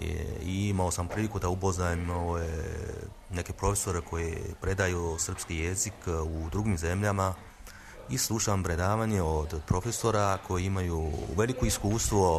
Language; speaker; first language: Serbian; non-native, fluent; Chinese